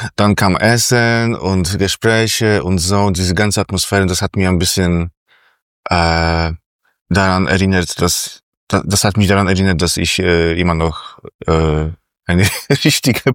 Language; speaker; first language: German; non-native, fluent; Polish